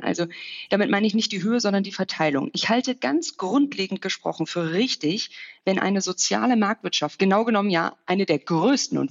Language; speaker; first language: German; native; German